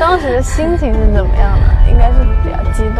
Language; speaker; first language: Chinese; native; Chinese